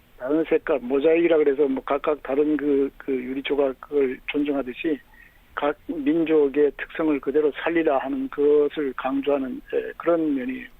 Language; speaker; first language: Korean; native; Korean